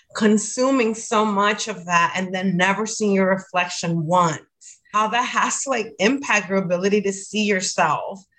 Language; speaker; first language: English; non-native, fluent; Spanish